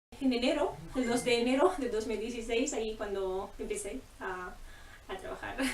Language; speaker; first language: Spanish; non-native, fluent; Arabic